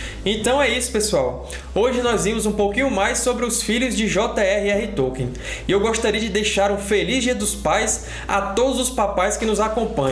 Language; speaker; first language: Portuguese; native; Portuguese